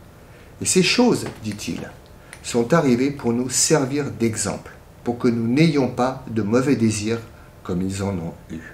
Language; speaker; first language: French; native; French